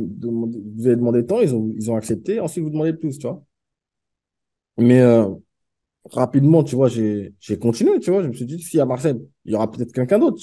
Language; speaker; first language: French; native; French